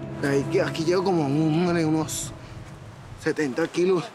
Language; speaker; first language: Spanish; native; Spanish